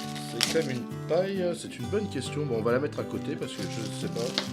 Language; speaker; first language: French; native; French